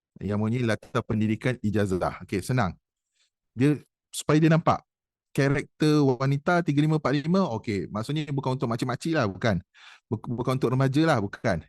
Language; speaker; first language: Malay; native; Malay